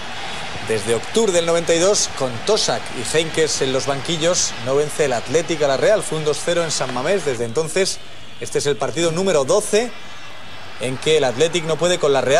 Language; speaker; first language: Spanish; native; Spanish